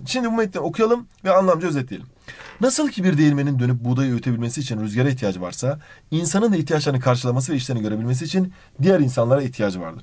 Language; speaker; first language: Turkish; native; Turkish